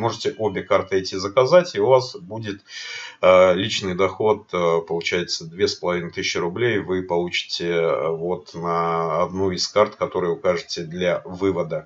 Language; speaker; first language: Russian; native; Russian